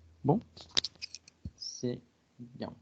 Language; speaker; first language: French; non-native, fluent; Spanish